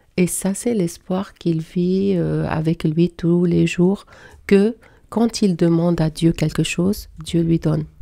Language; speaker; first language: French; non-native, fluent; Arabic